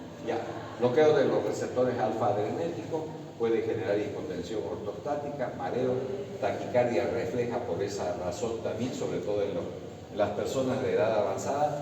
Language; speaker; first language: Spanish; native; Spanish